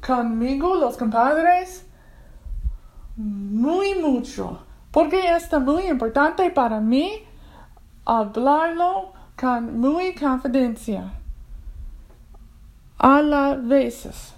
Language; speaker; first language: Spanish; non-native, learner; English